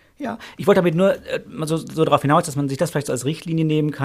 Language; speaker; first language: German; native; German